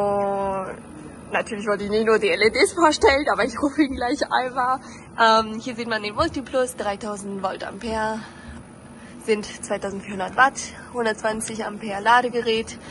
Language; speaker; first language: German; native; German